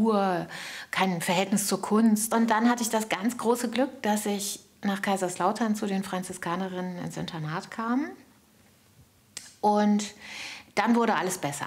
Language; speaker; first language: German; native; German